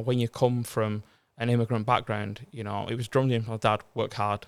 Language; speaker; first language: English; native; English